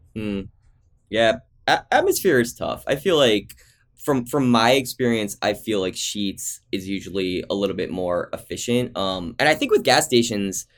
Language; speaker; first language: English; native; English